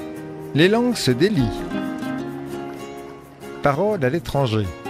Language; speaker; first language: French; native; French